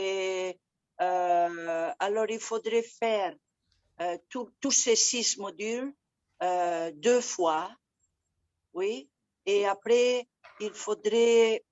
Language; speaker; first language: French; non-native, fluent; Catalan